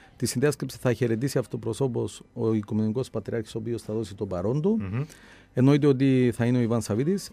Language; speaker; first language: Greek; native; Greek